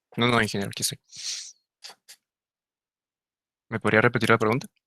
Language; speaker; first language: Spanish; native; Spanish